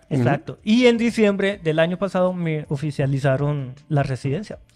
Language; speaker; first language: Spanish; native; Spanish